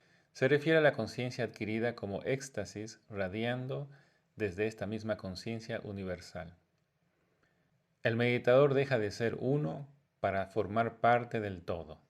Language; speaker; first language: Spanish; native; Spanish